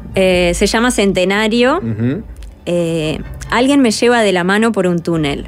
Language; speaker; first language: Spanish; native; Spanish